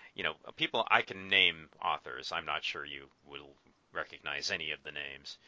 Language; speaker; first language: English; native; English